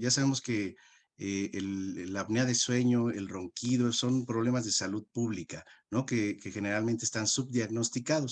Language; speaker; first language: Spanish; native; Spanish